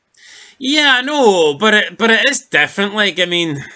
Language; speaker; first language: English; native; English